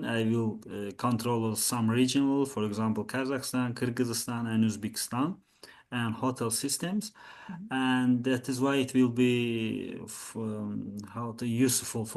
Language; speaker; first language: English; non-native, learner; Azerbaijani